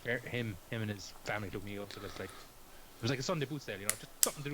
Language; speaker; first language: English; native; English